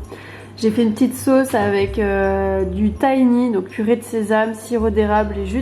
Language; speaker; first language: French; native; French